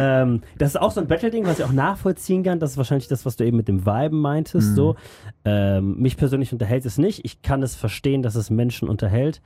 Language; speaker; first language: German; native; German